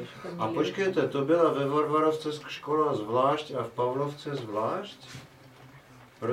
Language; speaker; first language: Czech; non-native, fluent; Russian